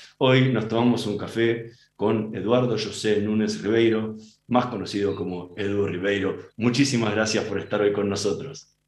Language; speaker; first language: Spanish; native; Spanish